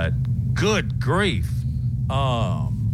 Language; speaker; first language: English; native; English